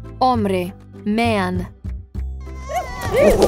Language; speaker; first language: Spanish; non-native, learner; English